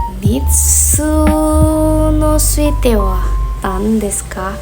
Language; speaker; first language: Japanese; non-native, learner; Indonesian